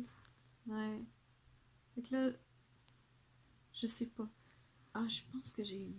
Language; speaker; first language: French; native; French